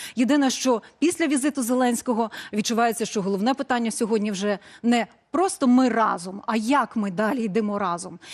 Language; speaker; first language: Ukrainian; native; Ukrainian